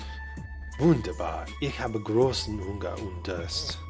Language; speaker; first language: German; non-native, learner; English